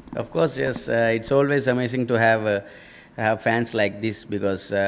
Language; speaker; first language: English; non-native, local second language; Sinhala